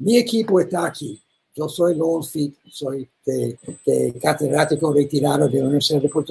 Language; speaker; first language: Spanish; non-native, learner; English